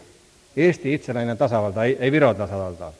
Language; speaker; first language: Finnish; non-native, learner; Estonian